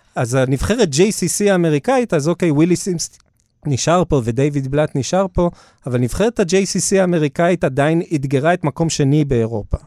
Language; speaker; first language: Hebrew; early bilingual, other home language; English